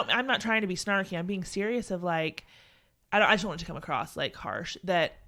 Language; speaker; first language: English; native; English